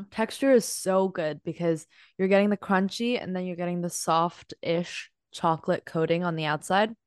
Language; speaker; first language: English; non-native, local second language; Cantonese